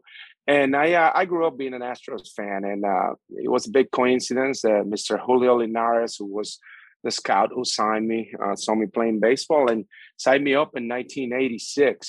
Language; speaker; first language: English; non-native, fluent; Spanish